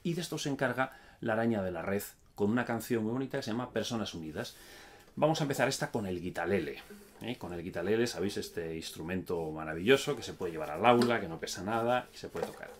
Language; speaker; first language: Spanish; native; Spanish